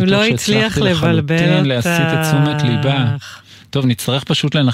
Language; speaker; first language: Hebrew; native; Hebrew